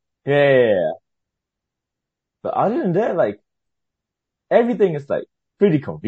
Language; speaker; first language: English; non-native, fluent; Burmese